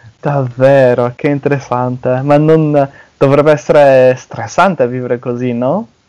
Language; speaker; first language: Italian; non-native, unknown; English